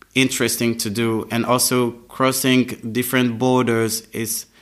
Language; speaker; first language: English; non-native, fluent; French